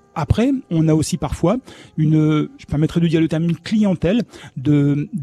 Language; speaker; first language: French; native; French